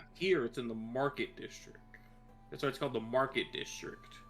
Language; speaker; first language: English; native; English